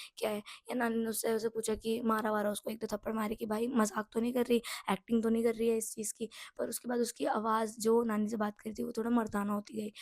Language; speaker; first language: Hindi; non-native, local second language; Nepali